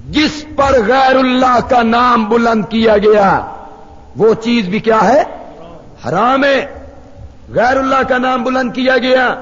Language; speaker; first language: Urdu; non-native, local second language; Punjabi